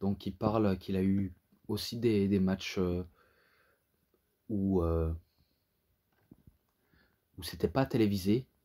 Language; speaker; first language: French; native; French